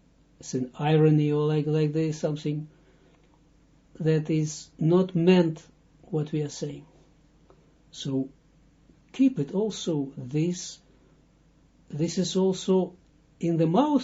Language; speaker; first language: English; non-native, fluent; Dutch